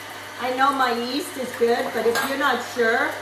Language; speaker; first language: English; non-native, fluent; Portuguese